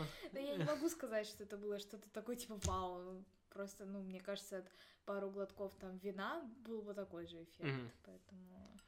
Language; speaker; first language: Russian; native; Russian